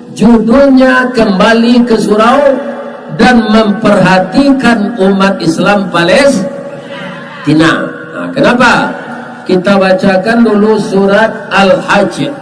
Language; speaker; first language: Malay; non-native, local second language; Minangkabau